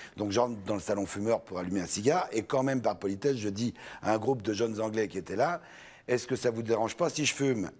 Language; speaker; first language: French; native; French